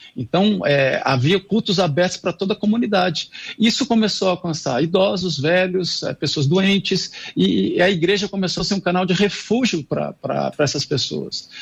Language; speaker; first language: Portuguese; non-native, fluent; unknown